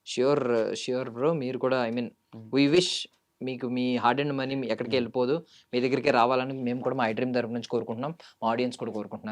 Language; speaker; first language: Telugu; native; Telugu